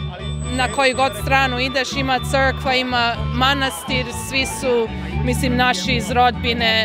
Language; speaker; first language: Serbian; early bilingual, heritage; Serbian